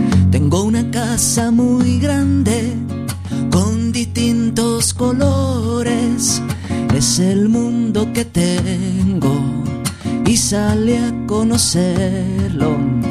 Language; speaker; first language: Spanish; native; Spanish